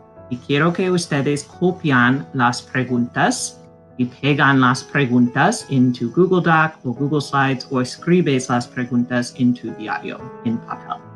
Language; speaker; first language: Spanish; non-native, fluent; English